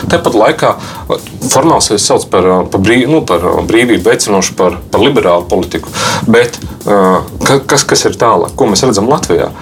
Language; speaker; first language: Latvian; native; Latvian